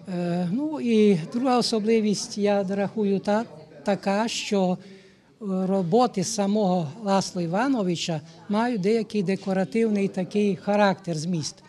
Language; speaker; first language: Ukrainian; native; Ukrainian